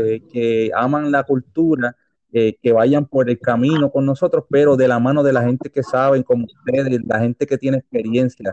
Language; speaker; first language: Spanish; native; Spanish